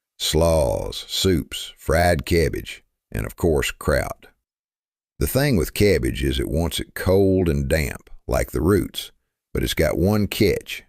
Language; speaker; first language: English; native; English